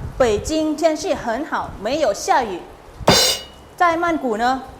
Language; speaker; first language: Chinese; non-native, learner; Thai